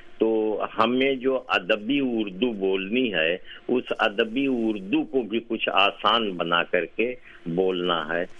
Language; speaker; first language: Urdu; native; Urdu